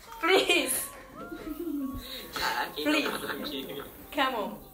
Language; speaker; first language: English; non-native, learner; Japanese